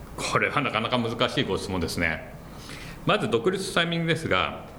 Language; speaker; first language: Japanese; non-native, fluent; English